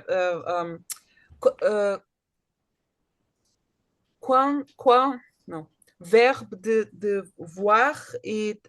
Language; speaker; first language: French; non-native, learner; Portuguese